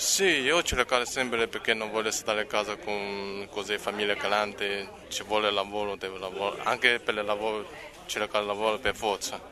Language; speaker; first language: Italian; non-native, learner; Chinese